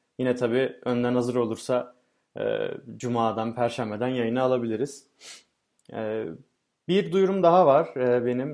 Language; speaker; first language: Turkish; native; Turkish